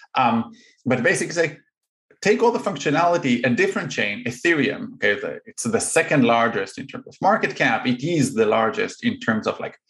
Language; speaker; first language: English; non-native, fluent; Hebrew